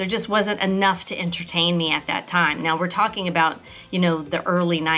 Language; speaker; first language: English; native; English